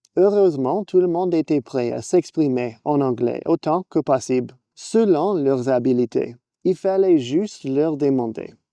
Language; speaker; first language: French; non-native, fluent; English